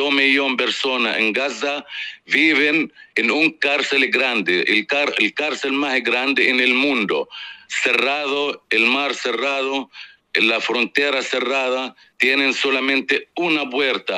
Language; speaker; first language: Spanish; non-native, fluent; Arabic